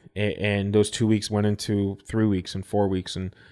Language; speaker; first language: English; native; English